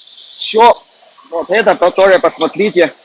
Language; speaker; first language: Russian; non-native, learner; Chinese